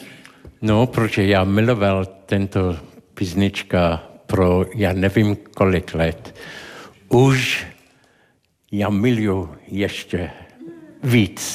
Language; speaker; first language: Czech; non-native, learner; English